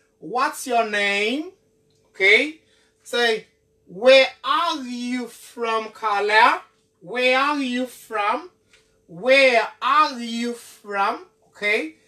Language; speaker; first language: English; non-native, fluent; Haitian Creole